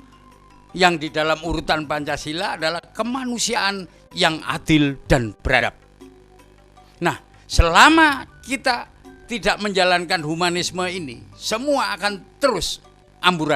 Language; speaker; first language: Indonesian; native; Indonesian